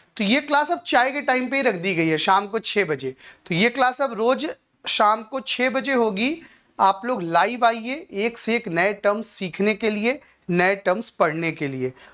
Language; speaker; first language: Hindi; native; Hindi